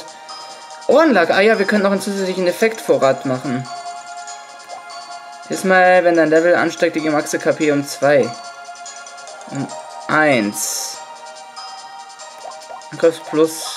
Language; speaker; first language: German; native; German